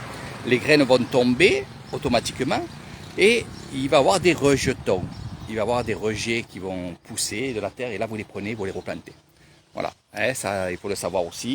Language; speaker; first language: French; native; French